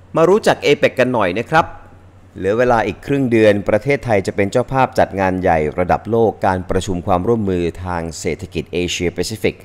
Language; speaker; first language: Thai; native; Thai